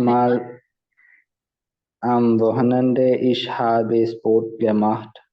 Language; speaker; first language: German; non-native, learner; Malayalam